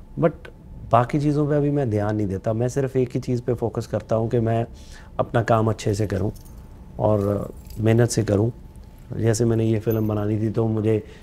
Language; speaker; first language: Hindi; non-native, local second language; Punjabi